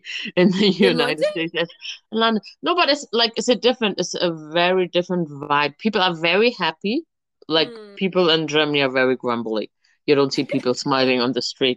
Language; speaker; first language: English; non-native, fluent; German